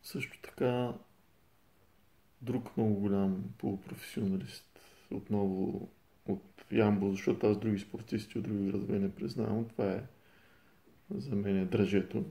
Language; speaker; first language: Bulgarian; native; Bulgarian